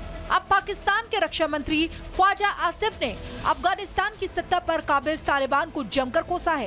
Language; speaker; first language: Hindi; native; Hindi